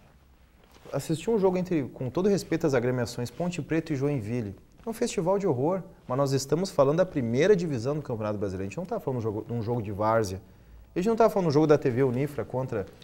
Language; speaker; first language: Portuguese; native; Portuguese